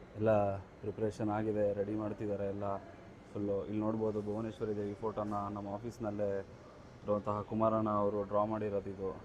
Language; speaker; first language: Kannada; native; Kannada